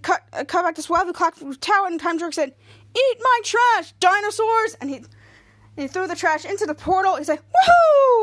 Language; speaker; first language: English; native; English